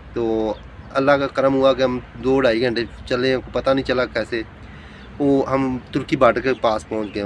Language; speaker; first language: Urdu; non-native, local second language; Punjabi